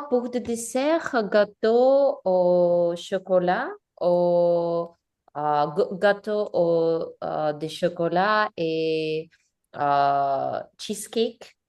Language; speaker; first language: French; non-native, learner; English